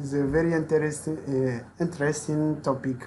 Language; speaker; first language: English; non-native, learner; French